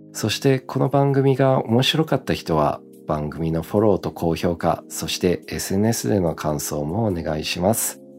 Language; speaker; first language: Japanese; early bilingual, heritage; Japanese